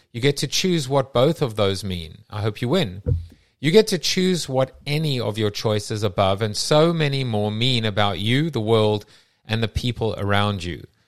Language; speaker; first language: English; native; English